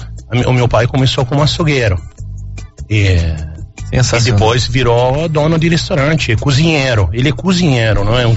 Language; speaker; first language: Portuguese; non-native, fluent; Italian